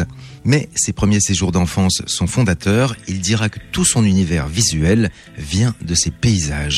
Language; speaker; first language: French; native; French